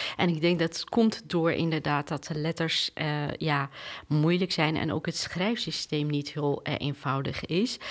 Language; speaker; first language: Dutch; non-native, fluent; Kurdish